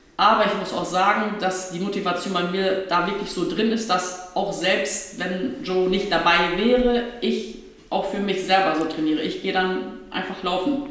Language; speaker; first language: German; early bilingual, other home language; Portuguese